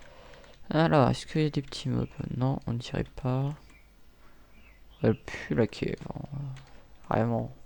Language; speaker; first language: French; native; French